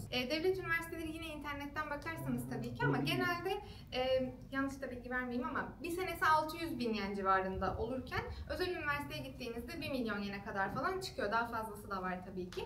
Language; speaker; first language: Turkish; native; Turkish